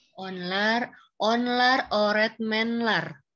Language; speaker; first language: Turkish; non-native, learner; Indonesian